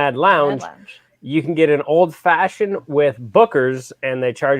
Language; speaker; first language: English; native; English